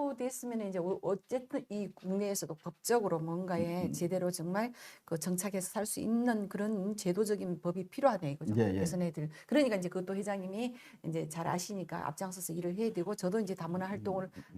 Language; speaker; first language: Korean; native; Korean